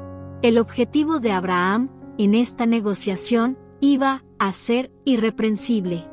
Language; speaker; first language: Spanish; native; Spanish